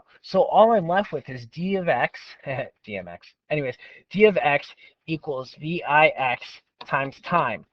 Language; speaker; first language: English; native; English